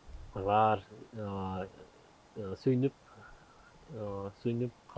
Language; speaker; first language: Kyrgyz; non-native, learner; German